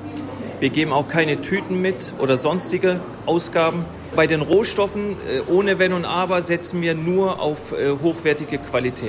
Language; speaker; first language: German; native; German